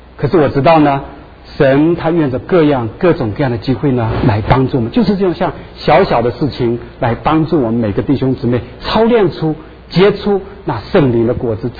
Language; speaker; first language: Chinese; native; Chinese